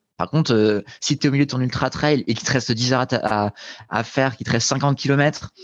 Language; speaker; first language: French; native; French